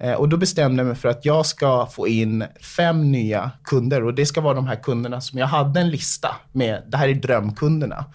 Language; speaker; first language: Swedish; early bilingual, other home language; English